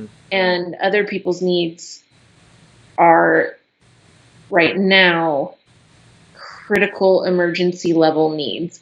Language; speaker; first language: English; native; English